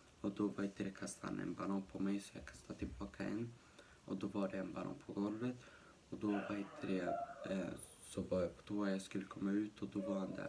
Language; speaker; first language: Swedish; early bilingual, other home language; Somali